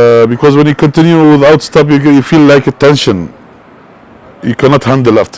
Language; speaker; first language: English; non-native, learner; Arabic